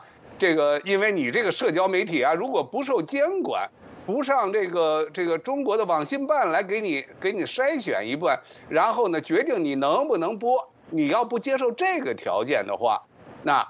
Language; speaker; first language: Chinese; native; Chinese